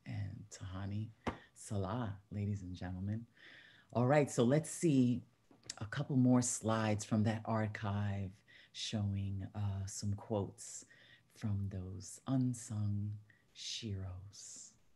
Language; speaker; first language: English; early bilingual, other home language; Spanish